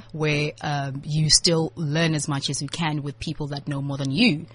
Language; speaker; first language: English; non-native, local second language; Southern Sotho